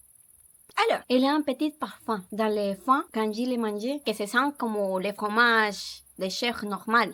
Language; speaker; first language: French; non-native, learner; Spanish